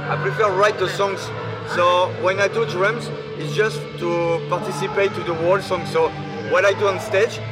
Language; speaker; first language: English; non-native, fluent; French